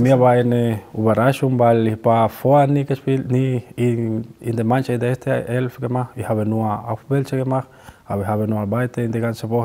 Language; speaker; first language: German; non-native, learner; Spanish